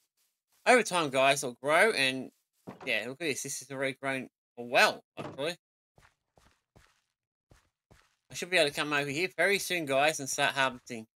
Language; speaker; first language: English; native; English